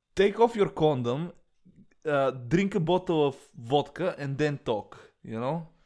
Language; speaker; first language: English; non-native, fluent; Bulgarian